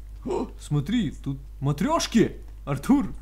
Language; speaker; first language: Russian; native; Russian